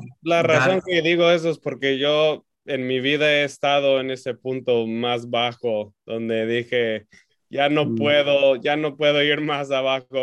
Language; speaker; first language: Spanish; non-native, fluent; English